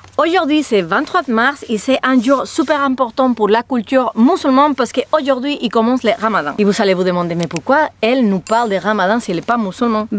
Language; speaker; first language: French; non-native, fluent; Spanish